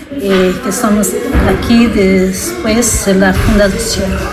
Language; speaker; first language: Spanish; non-native, learner; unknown